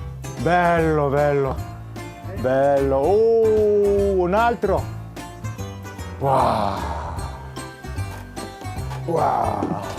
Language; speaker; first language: Italian; non-native, learner; Korean